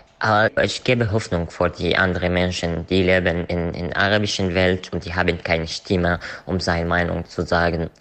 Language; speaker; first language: German; non-native, learner; Arabic